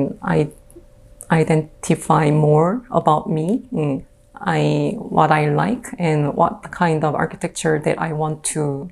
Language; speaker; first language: English; non-native, fluent; Korean